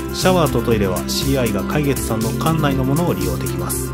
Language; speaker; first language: Japanese; native; Japanese